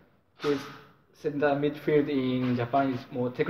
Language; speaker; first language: English; non-native, learner; Japanese